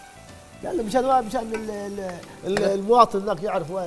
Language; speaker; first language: Arabic; native; Arabic